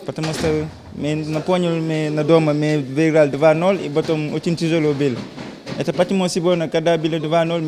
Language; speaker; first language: Russian; non-native, fluent; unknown